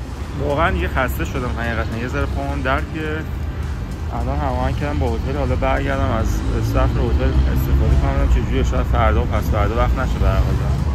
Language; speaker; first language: Persian; native; Persian